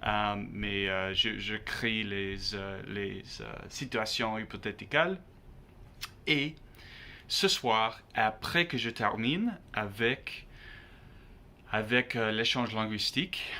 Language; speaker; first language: French; non-native, learner; English